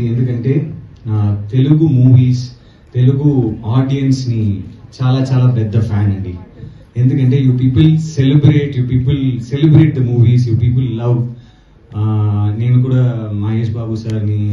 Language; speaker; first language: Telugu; non-native, learner; Tamil